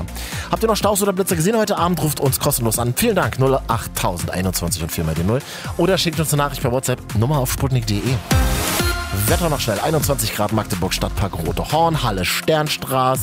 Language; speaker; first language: German; native; German